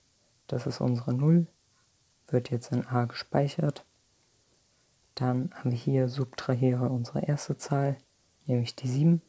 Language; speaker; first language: German; native; German